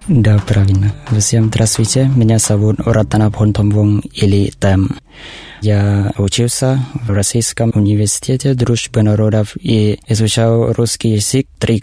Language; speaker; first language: Russian; non-native, learner; Thai